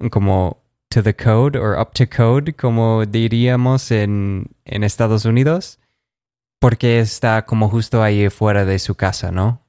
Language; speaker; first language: Spanish; non-native, fluent; English